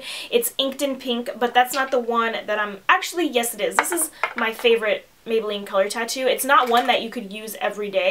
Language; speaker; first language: English; native; English